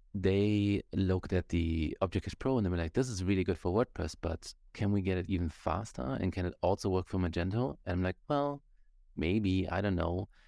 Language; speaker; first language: English; non-native, fluent; German